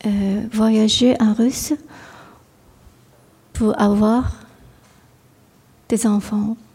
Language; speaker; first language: French; non-native, fluent; Japanese